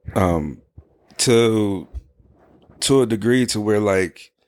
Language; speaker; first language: English; native; English